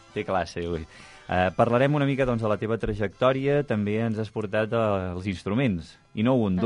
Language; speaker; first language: Catalan; native; Catalan